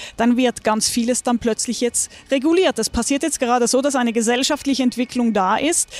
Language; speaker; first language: German; native; German